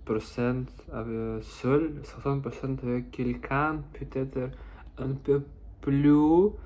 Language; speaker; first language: French; non-native, learner; Russian